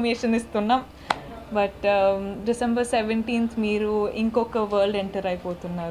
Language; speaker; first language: Telugu; non-native, local second language; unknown